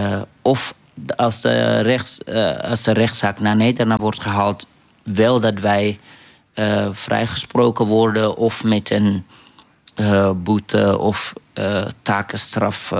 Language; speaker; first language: Dutch; non-native, fluent; Arabic